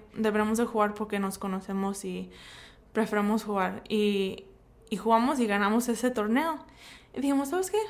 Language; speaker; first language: Spanish; early bilingual, heritage; Spanish